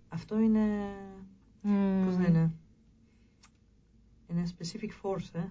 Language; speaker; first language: Greek; non-native, learner; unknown